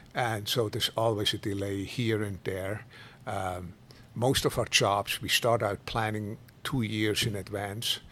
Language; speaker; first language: English; non-native, fluent; Swiss German